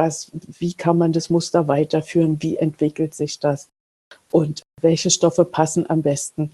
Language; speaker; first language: German; native; German